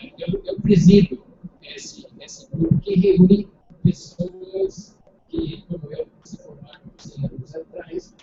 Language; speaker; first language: Portuguese; non-native, fluent; English